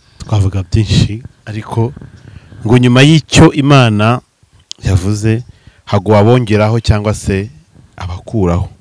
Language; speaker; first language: Kinyarwanda; native; Kinyarwanda